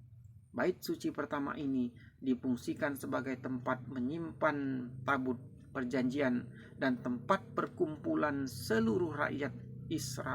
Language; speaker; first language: Indonesian; native; Indonesian